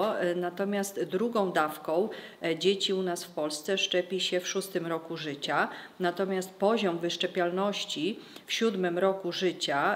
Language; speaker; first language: Polish; native; Polish